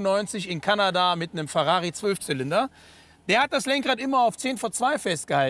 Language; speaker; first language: German; native; German